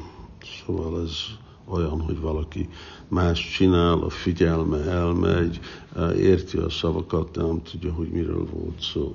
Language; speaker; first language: Hungarian; early bilingual, heritage; Hungarian